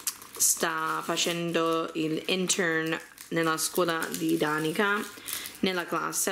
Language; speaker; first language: Italian; early bilingual, heritage; Italian